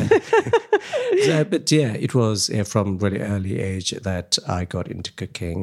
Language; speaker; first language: English; non-native, local second language; Nepali